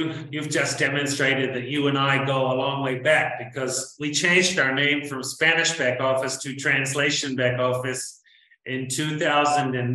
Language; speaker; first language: English; native; English